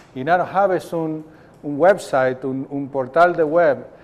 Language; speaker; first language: Spanish; native; Spanish